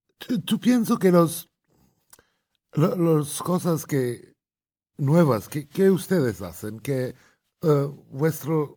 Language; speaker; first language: Spanish; non-native, fluent; Arabic